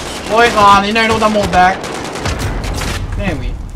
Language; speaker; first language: French; native; French